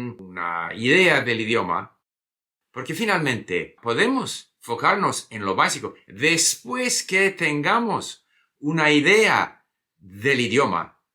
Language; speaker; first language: Spanish; non-native, fluent; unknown